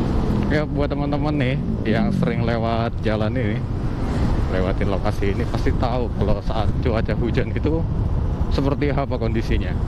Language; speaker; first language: Indonesian; native; Indonesian